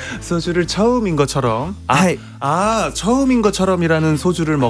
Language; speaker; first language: Korean; native; Korean